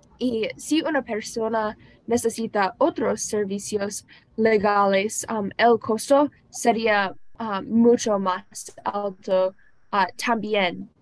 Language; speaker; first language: Spanish; non-native, learner; English